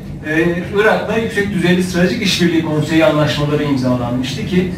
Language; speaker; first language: Turkish; native; Turkish